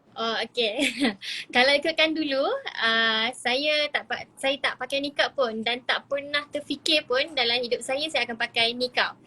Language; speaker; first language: Malay; native; Malay